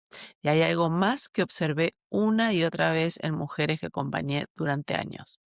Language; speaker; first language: Spanish; native; Spanish